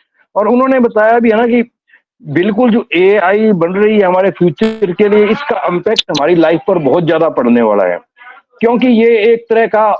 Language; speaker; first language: Hindi; native; Hindi